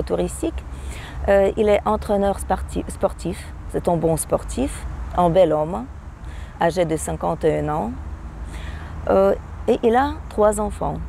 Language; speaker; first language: French; non-native, fluent; Russian